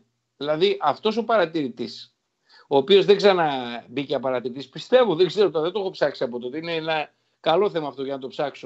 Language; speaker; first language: Greek; native; Greek